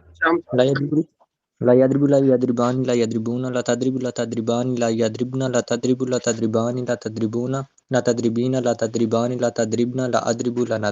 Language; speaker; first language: Arabic; non-native, learner; Urdu